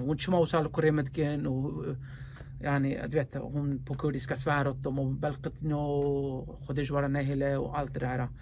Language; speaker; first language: Swedish; early bilingual, other home language; Kurdish